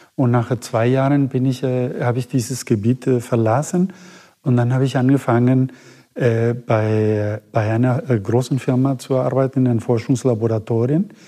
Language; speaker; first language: German; non-native, fluent; Spanish